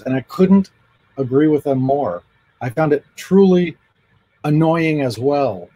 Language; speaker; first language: English; native; English